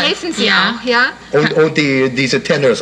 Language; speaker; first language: German; non-native, learner; English